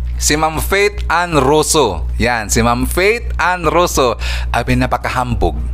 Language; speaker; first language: Filipino; non-native, local second language; Cebuano